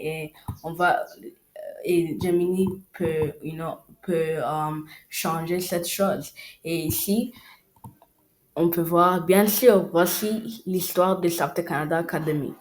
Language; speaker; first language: French; non-native, learner; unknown